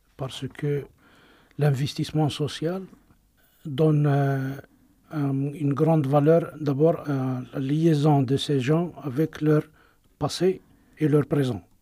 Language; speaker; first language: French; non-native, local second language; Arabic